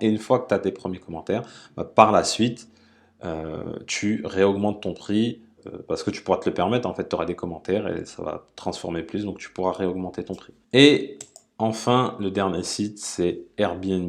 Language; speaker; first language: French; native; French